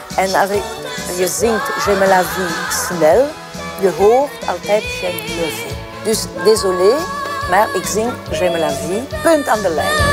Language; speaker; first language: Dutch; non-native, local second language; French